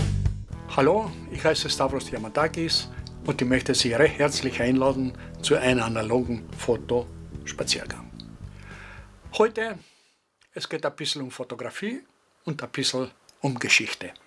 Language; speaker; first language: German; non-native, fluent; Greek